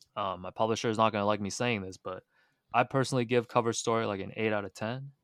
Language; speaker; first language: English; early bilingual, other home language; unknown